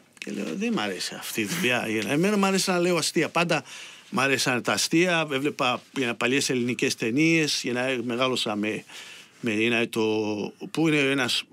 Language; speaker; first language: Greek; early bilingual, heritage; Greek